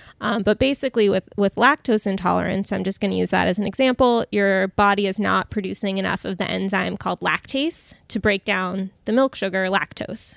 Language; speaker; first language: English; native; English